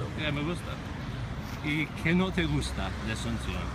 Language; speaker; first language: Spanish; non-native, fluent; English